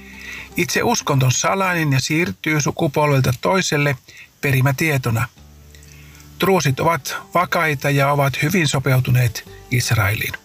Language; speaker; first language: Finnish; native; Finnish